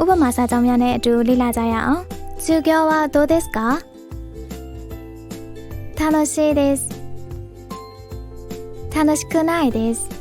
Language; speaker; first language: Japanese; non-native, fluent; Burmese